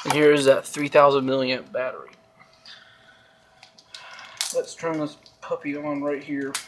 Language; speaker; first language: English; native; English